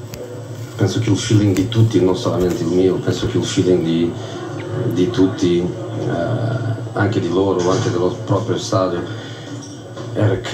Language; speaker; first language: Italian; non-native, fluent; Portuguese